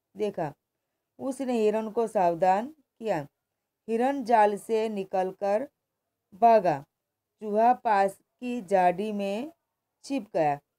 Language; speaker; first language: Hindi; non-native, local second language; Gujarati